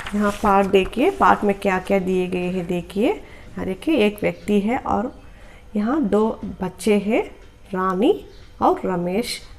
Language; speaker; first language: Hindi; non-native, local second language; Telugu